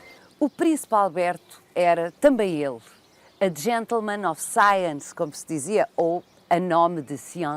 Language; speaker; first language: Portuguese; native; Portuguese